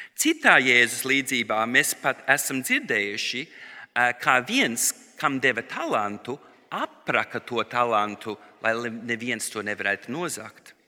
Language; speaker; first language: Latvian; early bilingual, heritage; Latvian